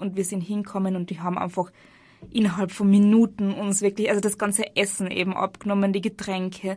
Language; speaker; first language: German; native; German